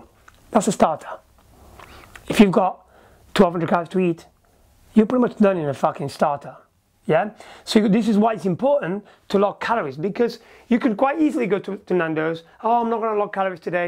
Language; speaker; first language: English; native; English